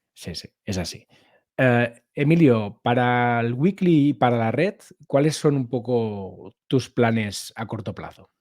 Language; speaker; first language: Spanish; native; Spanish